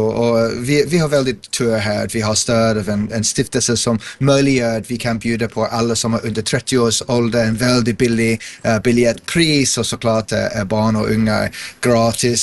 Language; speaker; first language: Swedish; non-native, fluent; English